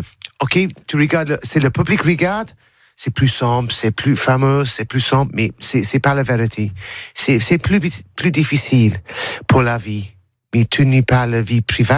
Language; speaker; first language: French; non-native, learner; English